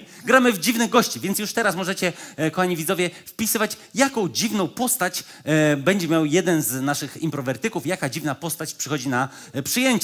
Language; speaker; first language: Polish; native; Polish